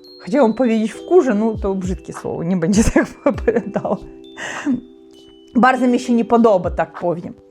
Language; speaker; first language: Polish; non-native, learner; Russian